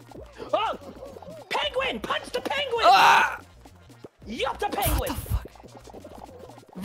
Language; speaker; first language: Russian; non-native, learner; English